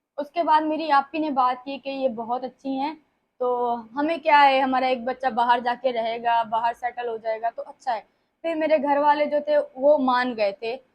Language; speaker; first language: Urdu; native; Urdu